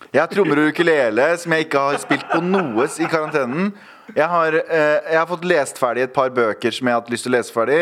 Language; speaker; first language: Norwegian; early bilingual, other home language; Kurdish